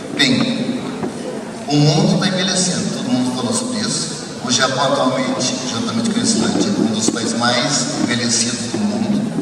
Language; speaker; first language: Portuguese; early bilingual, other home language; Japanese